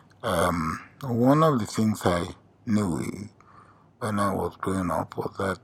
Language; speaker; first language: English; non-native, local second language; Yoruba